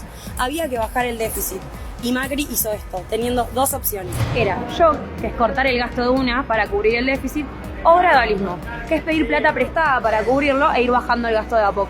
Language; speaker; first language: Spanish; native; Spanish